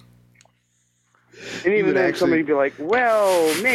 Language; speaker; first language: English; native; English